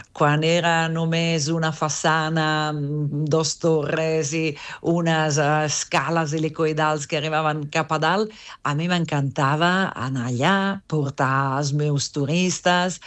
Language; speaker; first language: Catalan; non-native, fluent; Italian